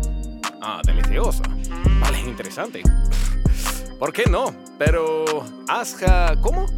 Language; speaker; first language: Spanish; non-native, learner; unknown